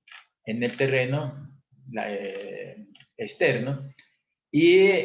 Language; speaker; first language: Spanish; native; Spanish